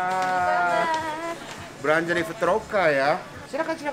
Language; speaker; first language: Indonesian; non-native, fluent; Japanese